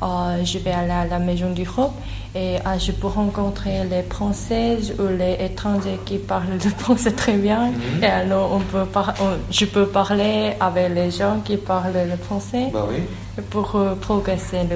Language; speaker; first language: French; non-native, learner; Korean